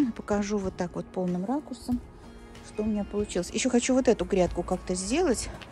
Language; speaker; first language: Russian; native; Russian